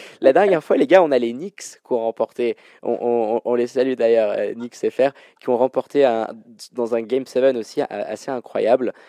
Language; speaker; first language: French; native; French